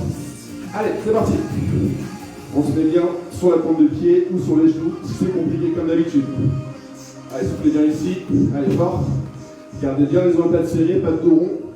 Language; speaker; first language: French; native; French